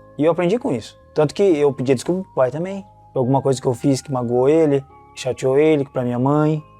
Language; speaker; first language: Portuguese; native; Portuguese